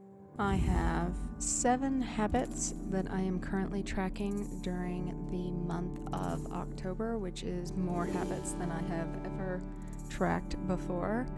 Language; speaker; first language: English; native; English